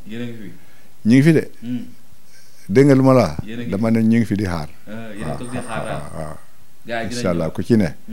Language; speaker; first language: Wolof; non-native, local second language; Jola-Fonyi